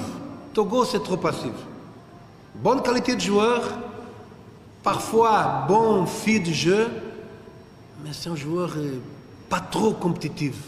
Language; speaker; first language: French; non-native, fluent; Portuguese